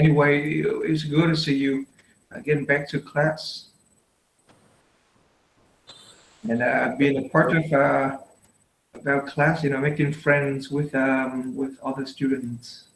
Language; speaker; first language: English; non-native, fluent; Vietnamese